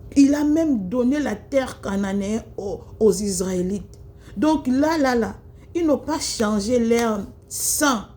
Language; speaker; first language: French; non-native, local second language; Lingala